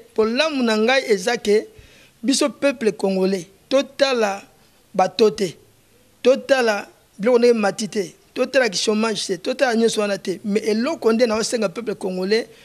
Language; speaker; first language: Lingala; native; Lingala